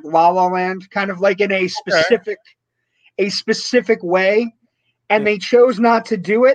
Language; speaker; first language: English; native; English